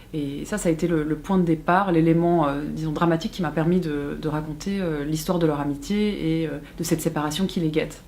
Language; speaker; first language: French; native; French